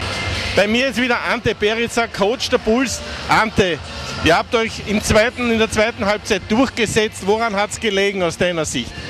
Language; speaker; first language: German; native; German